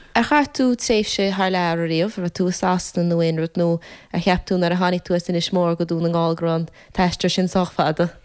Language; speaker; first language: Irish; native; Irish